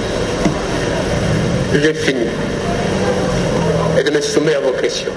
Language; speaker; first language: French; non-native, local second language; Kinyarwanda